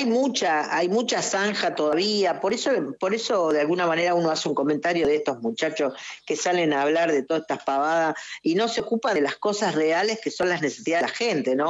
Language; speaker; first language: Spanish; native; Spanish